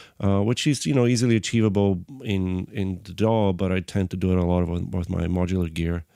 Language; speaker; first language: English; non-native, fluent; Bulgarian